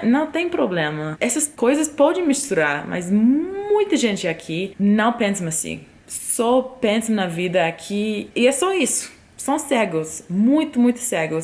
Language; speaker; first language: Portuguese; non-native, fluent; English